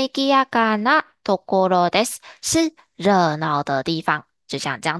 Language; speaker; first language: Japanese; non-native, fluent; Chinese